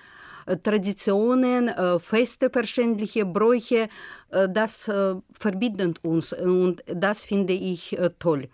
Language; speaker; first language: German; non-native, fluent; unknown